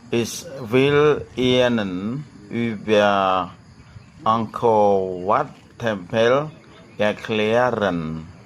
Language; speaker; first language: German; non-native, learner; Khmer